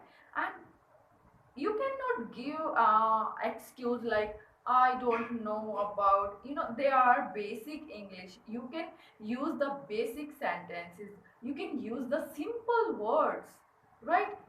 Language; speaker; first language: English; non-native, learner; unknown